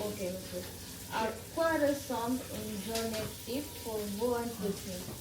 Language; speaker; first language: French; non-native, learner; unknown